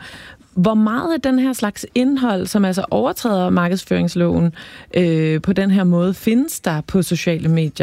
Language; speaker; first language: Danish; native; Danish